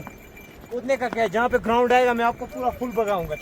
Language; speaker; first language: Hindi; non-native, local second language; Kashmiri